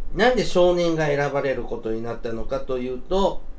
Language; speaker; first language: Japanese; native; Japanese